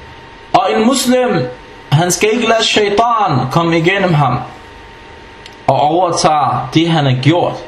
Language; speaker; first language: Danish; non-native, fluent; Arabic